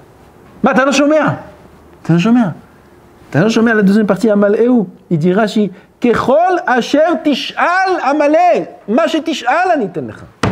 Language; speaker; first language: Hebrew; non-native, fluent; French